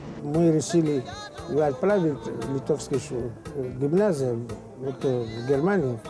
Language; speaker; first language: Russian; non-native, fluent; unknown